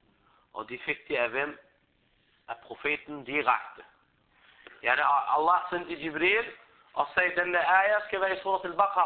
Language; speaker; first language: Danish; early bilingual, other home language; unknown